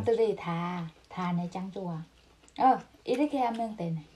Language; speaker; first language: Korean; non-native, learner; Vietnamese